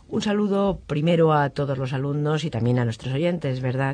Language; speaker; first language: Spanish; native; Spanish